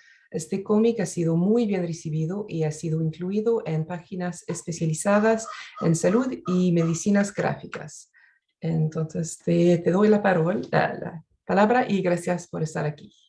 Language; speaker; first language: Spanish; non-native, fluent; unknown